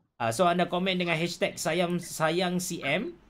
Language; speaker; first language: Malay; native; Malay